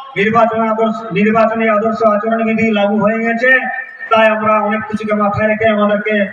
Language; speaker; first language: Bangla; native; Bangla